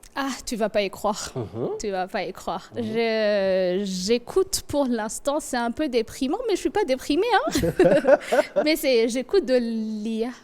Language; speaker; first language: French; non-native, local second language; Rundi